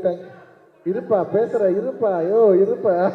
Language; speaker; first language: Tamil; non-native, local second language; Telugu